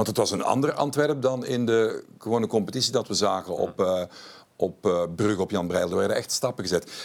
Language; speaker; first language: Dutch; native; Dutch